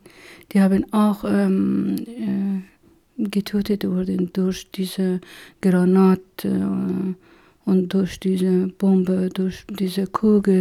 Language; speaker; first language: German; non-native, learner; Persian